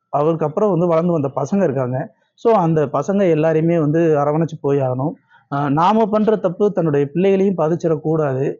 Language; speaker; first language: Tamil; native; Tamil